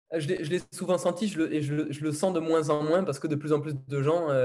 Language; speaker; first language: French; native; French